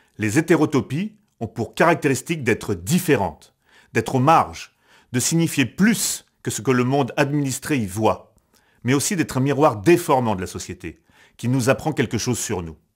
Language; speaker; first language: French; native; French